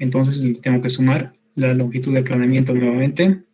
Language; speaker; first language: Spanish; native; Spanish